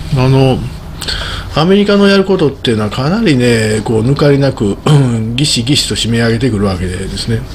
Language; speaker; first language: Japanese; native; Japanese